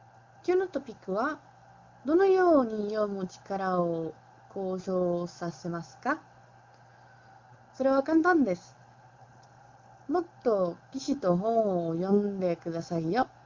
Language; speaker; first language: Japanese; non-native, learner; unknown